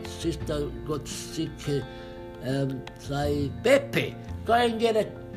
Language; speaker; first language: English; non-native, learner; Italian